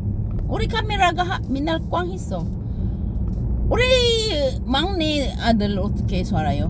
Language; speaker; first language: Korean; non-native, learner; Filipino